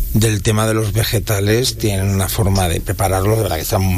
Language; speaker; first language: Spanish; native; Spanish